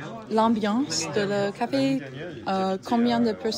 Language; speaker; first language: French; non-native, learner; English